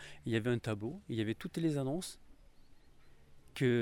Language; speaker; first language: French; native; French